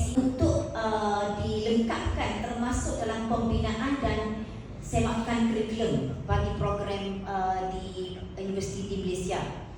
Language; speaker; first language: Malay; native; Malay